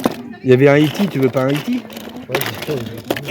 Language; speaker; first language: French; native; French